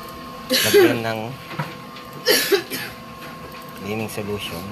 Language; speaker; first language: Filipino; native; Filipino